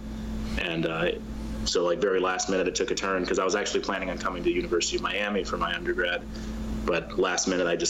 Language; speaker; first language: English; native; English